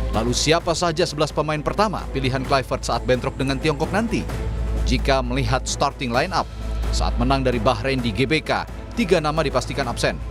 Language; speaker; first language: Indonesian; native; Indonesian